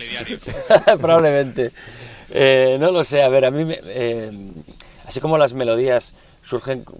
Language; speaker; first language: Spanish; native; Spanish